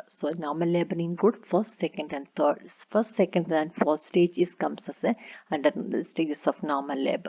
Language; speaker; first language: English; non-native, local second language; Malayalam